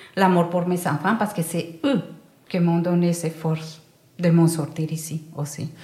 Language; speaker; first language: French; non-native, fluent; Spanish